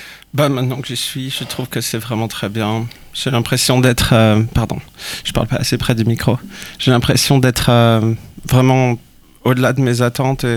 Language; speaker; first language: French; native; French